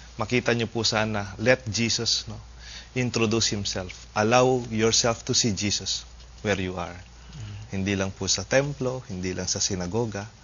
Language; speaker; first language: Filipino; native; Filipino